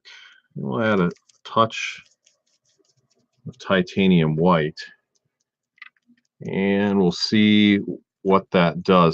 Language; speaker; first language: English; native; English